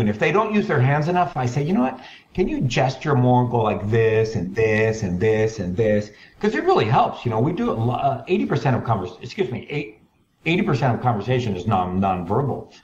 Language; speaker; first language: English; native; English